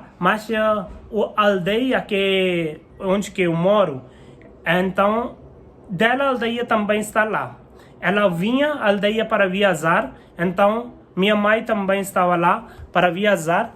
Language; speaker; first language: Portuguese; non-native, learner; Hindi